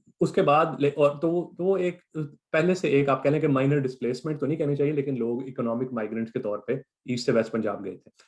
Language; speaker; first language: Urdu; non-native, local second language; Punjabi